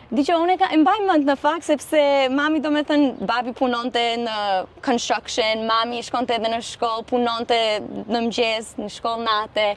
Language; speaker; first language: Albanian; early bilingual, heritage; Albanian